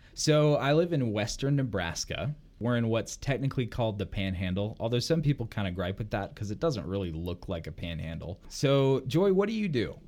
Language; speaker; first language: English; native; English